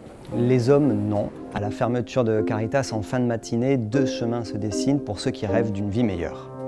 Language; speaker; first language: French; native; French